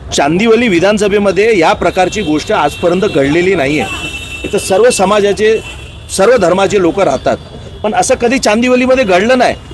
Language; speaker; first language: Marathi; non-native, local second language; Gujarati